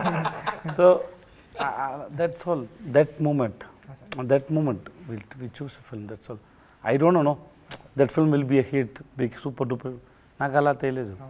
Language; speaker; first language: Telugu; non-native, learner; Tamil